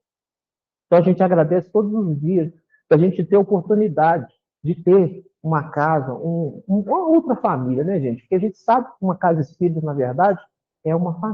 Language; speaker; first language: Portuguese; native; Portuguese